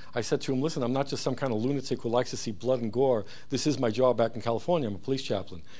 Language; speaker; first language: English; early bilingual, other home language; Hebrew